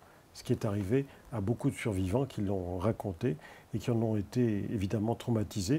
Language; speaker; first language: French; native; French